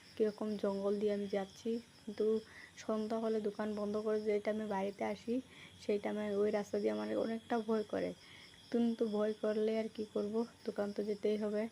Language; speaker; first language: Bangla; non-native, local second language; Assamese